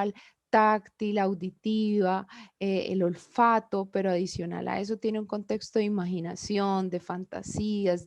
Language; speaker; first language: Spanish; native; Spanish